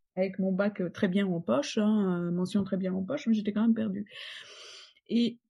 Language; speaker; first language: French; non-native, fluent; Polish